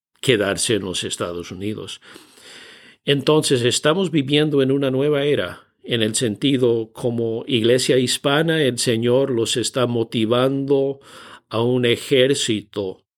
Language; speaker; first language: Spanish; non-native, fluent; English